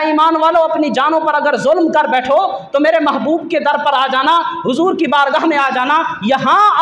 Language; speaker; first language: Urdu; native; Urdu